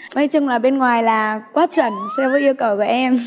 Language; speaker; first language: Vietnamese; native; Vietnamese